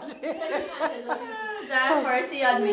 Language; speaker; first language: Persian; non-native, learner; English